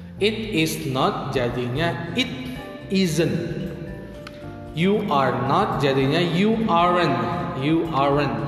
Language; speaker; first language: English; non-native, fluent; Indonesian